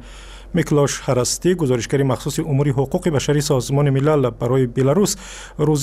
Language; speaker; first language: Persian; native; Persian